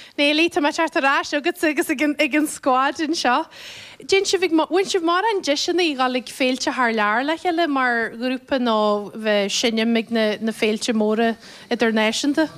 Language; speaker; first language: Irish; native; Irish